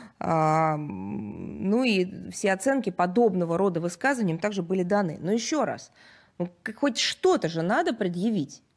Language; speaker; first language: Russian; native; Russian